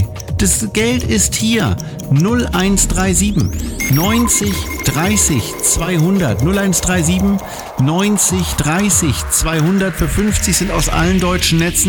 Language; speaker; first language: German; native; German